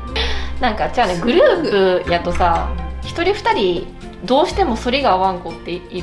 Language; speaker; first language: Japanese; native; Japanese